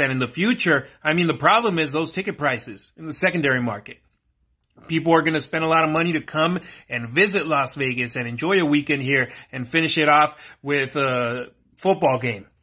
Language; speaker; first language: English; early bilingual, other home language; Spanish